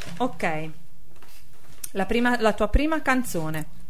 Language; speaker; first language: Italian; native; Italian